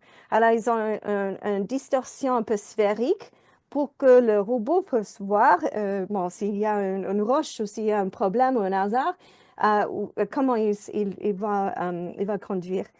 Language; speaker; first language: French; non-native, fluent; English